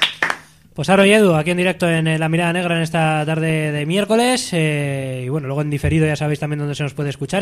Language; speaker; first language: Spanish; native; Spanish